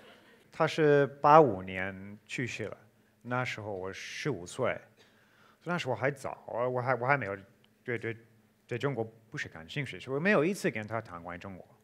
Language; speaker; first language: Chinese; non-native, fluent; English